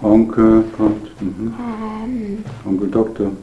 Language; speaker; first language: German; native; German